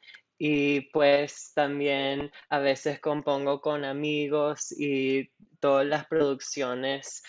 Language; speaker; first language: Spanish; non-native, local second language; English